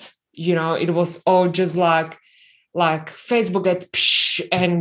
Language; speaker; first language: English; non-native, fluent; Slovak